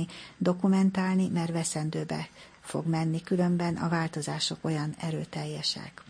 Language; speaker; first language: Hungarian; native; Hungarian